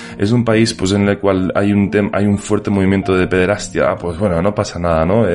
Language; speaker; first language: Spanish; native; Spanish